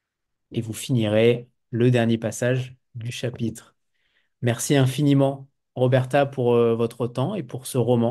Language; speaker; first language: French; native; French